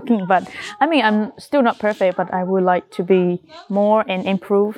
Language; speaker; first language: English; non-native, learner; Vietnamese